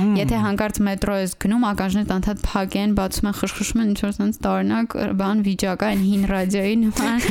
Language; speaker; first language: Armenian; native; Armenian